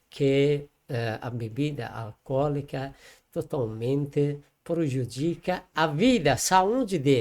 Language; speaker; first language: Portuguese; non-native, learner; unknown